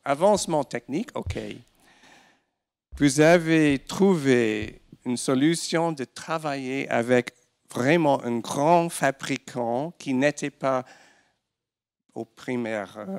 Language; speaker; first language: French; non-native, fluent; English